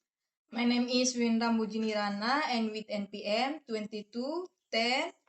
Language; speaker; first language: English; non-native, learner; Indonesian